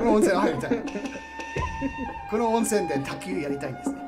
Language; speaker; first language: Japanese; non-native, fluent; English